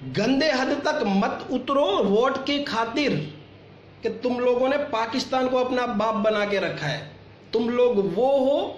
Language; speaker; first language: Hindi; non-native, local second language; Gujarati